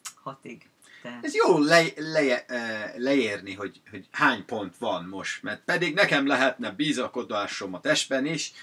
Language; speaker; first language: Hungarian; non-native, fluent; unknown